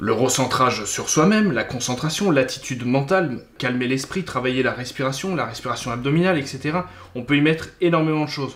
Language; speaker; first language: French; native; French